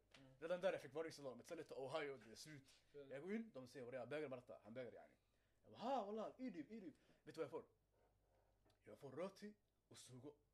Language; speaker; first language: Swedish; early bilingual, other home language; Somali